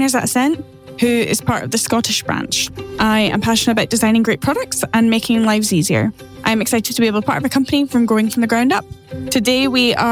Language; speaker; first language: English; native; English